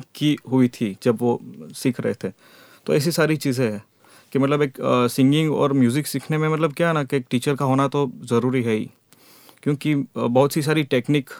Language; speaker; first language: Hindi; non-native, local second language; Gujarati